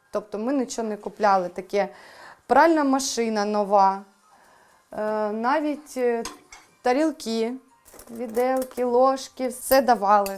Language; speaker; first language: Ukrainian; non-native, local second language; Russian